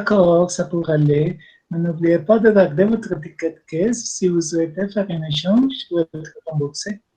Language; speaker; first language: French; non-native, learner; Spanish